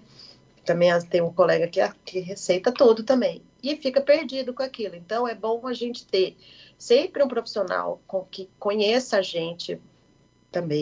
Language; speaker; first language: Portuguese; native; Portuguese